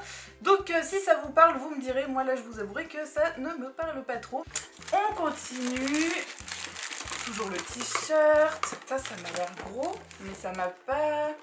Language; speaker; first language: French; native; French